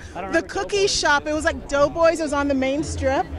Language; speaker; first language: English; native; English